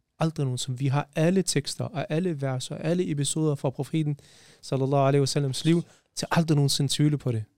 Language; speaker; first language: Danish; early bilingual, other home language; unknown